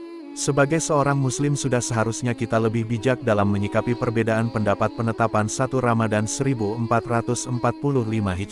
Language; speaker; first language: Indonesian; native; Indonesian